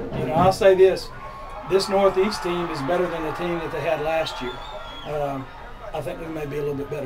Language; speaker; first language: English; native; English